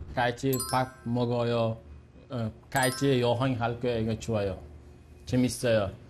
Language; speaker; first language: Korean; non-native, learner; Uzbek